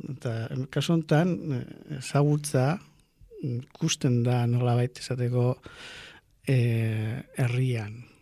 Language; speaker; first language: Basque; non-native, local second language; Spanish